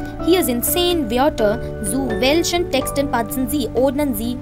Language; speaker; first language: German; non-native, fluent; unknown